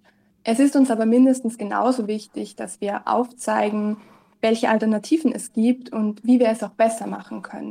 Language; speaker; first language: German; native; German